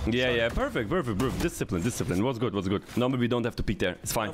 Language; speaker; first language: English; non-native, fluent; German